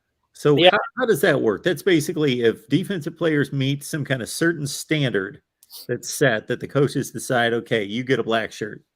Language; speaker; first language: English; native; English